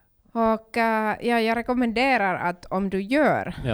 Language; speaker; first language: Swedish; non-native, learner; Finnish